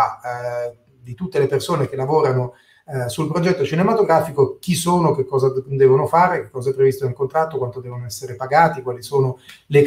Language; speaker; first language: Italian; native; Italian